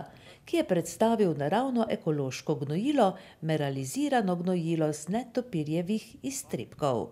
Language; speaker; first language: Slovenian; native; Slovenian